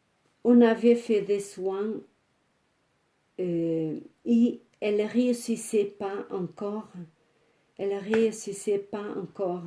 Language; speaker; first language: French; non-native, fluent; Portuguese